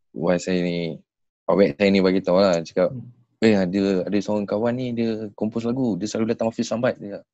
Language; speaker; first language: Malay; native; Malay